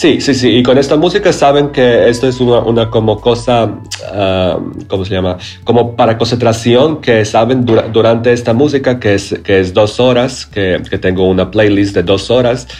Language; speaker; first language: Spanish; non-native, learner; Croatian